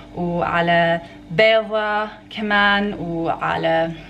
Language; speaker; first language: Arabic; early bilingual, other home language; English